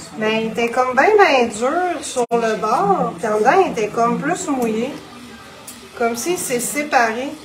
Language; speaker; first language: French; native; French